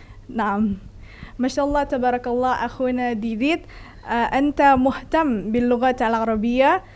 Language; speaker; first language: Arabic; non-native, fluent; Indonesian